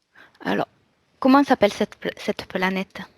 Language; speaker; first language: French; native; French